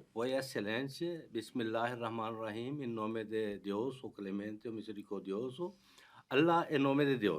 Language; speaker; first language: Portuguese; non-native, fluent; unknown